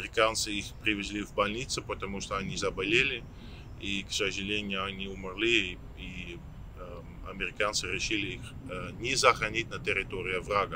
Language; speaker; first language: Russian; non-native, fluent; Dutch